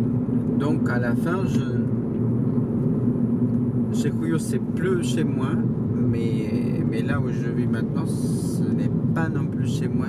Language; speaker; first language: French; non-native, fluent; Spanish